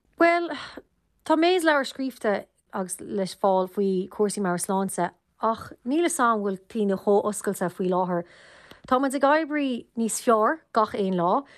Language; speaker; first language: Irish; non-native, local second language; English